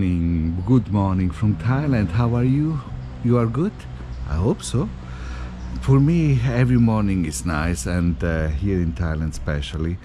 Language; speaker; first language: English; non-native, fluent; Italian